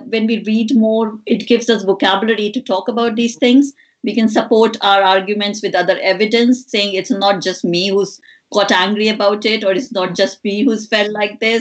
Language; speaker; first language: English; non-native, local second language; Hindi